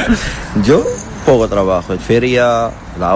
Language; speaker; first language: Spanish; non-native, learner; Arabic